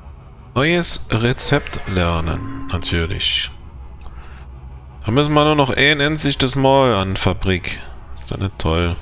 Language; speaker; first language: German; native; German